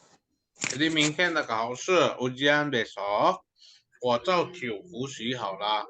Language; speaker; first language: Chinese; non-native, fluent; Indonesian